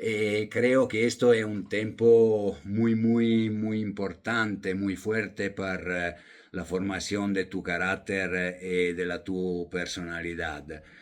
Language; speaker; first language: Spanish; non-native, fluent; Italian